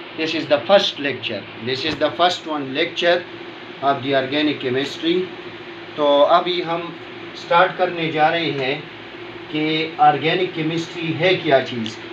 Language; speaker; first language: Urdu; non-native, local second language; Pashto